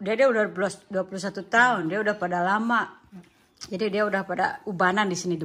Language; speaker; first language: Indonesian; native; Indonesian